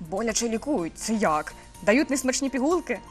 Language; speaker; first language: Ukrainian; native; Ukrainian